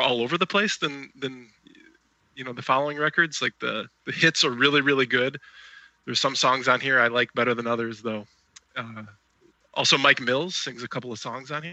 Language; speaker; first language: English; native; English